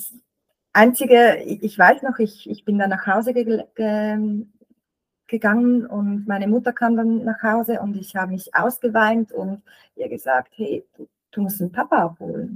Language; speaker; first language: German; native; German